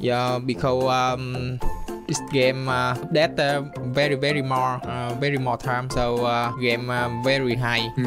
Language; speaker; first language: English; non-native, learner; Vietnamese